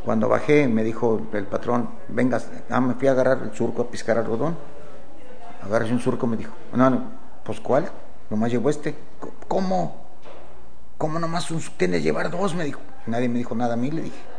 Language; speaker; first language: Spanish; native; Spanish